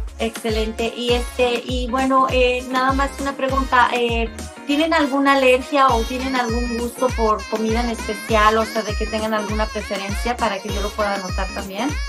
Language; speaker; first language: Spanish; early bilingual, other home language; English